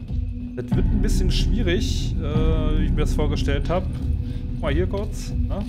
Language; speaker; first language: German; native; German